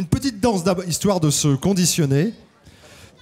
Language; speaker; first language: French; native; French